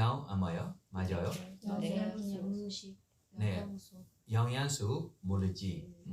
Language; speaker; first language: Korean; non-native, learner; Burmese